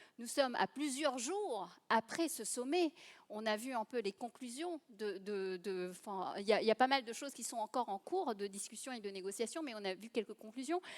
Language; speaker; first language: French; non-native, local second language; Morisyen